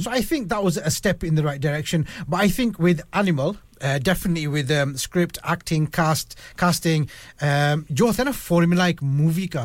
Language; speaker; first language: English; early bilingual, other home language; Hindi